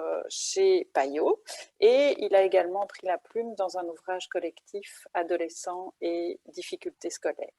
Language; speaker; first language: French; native; French